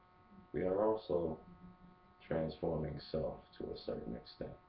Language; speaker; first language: English; native; English